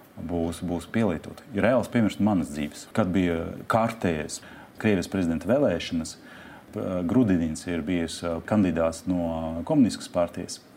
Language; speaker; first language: Latvian; non-native, local second language; Russian